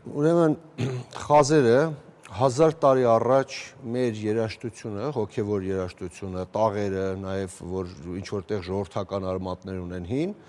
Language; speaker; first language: Armenian; native; Armenian